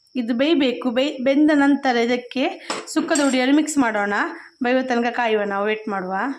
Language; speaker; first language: Kannada; non-native, local second language; Tulu